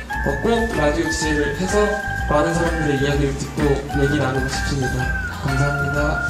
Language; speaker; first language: Korean; native; Korean